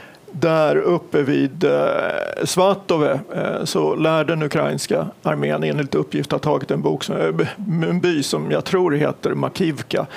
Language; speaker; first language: Swedish; native; Swedish